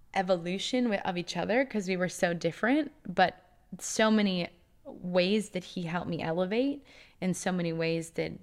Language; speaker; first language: English; native; English